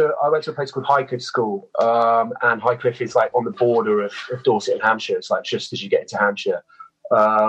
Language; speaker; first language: English; native; English